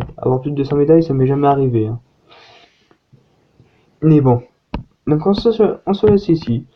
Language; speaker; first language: French; native; French